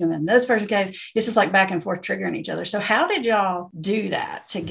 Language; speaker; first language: English; native; English